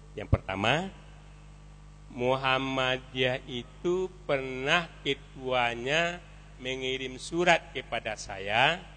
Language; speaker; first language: Indonesian; non-native, local second language; Minangkabau